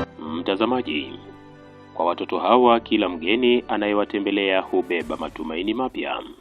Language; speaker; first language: Swahili; native; Swahili